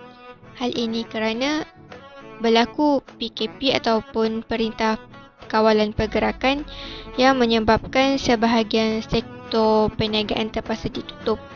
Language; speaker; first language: Malay; native; Malay